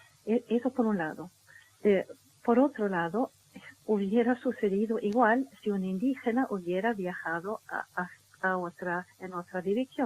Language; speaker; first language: Spanish; non-native, fluent; Swedish